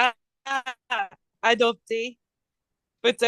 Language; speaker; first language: French; non-native, learner; English